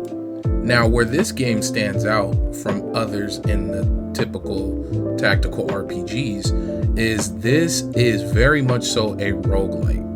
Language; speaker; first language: English; native; English